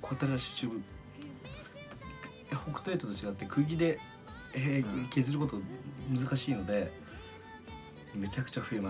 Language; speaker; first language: Japanese; native; Japanese